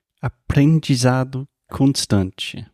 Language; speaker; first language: Portuguese; non-native, fluent; English